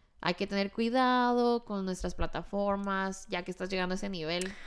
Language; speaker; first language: Spanish; early bilingual, heritage; Spanish